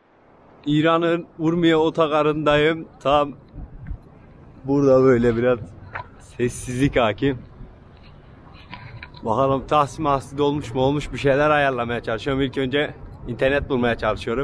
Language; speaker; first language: Turkish; native; Turkish